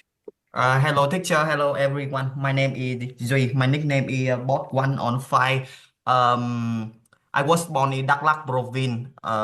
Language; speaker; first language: English; non-native, learner; Vietnamese